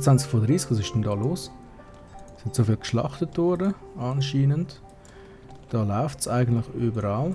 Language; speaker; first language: German; native; German